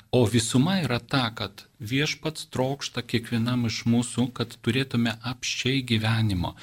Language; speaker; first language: Lithuanian; non-native, local second language; Polish